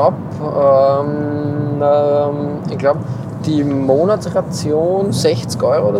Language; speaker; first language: German; native; German